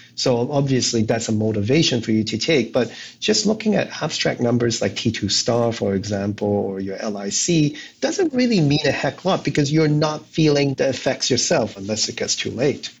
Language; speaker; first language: English; non-native, local second language; Cantonese